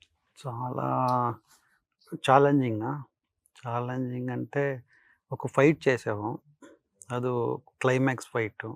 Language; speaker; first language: Telugu; non-native, learner; Kannada